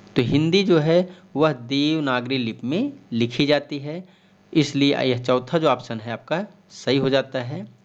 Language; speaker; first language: Hindi; native; Hindi